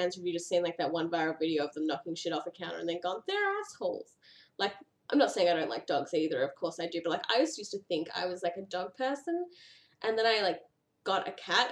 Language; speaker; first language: English; native; English